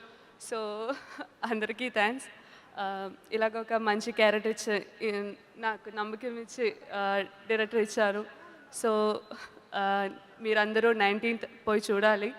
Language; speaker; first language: Telugu; non-native, learner; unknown